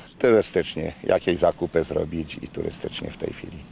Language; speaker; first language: Polish; native; Polish